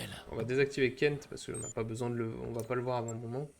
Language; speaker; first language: French; native; French